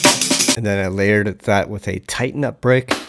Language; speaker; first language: English; native; English